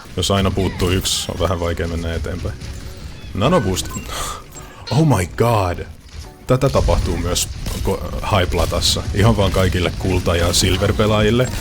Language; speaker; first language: Finnish; non-native, fluent; English